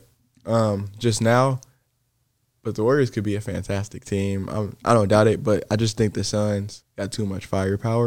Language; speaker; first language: English; native; English